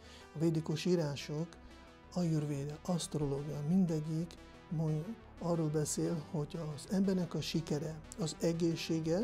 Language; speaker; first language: Hungarian; non-native, fluent; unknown